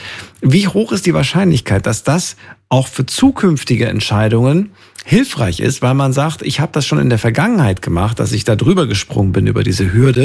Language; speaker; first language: German; native; German